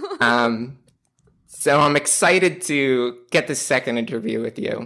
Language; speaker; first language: English; native; English